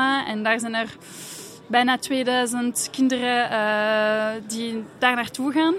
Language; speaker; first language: Dutch; non-native, fluent; French